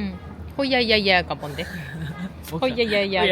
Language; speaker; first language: Korean; non-native, learner; Japanese